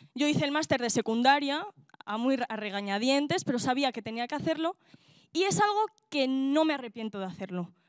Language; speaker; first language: Spanish; native; Spanish